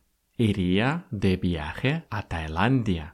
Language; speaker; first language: Spanish; non-native, fluent; Russian